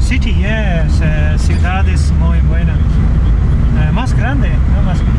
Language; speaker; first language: Spanish; non-native, learner; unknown